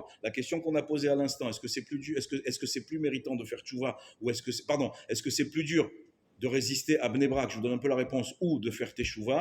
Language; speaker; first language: French; native; French